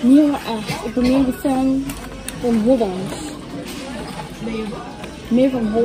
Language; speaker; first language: Dutch; early bilingual, other home language; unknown